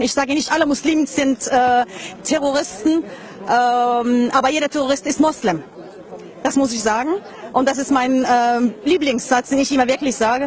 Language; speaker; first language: German; non-native, fluent; Arabic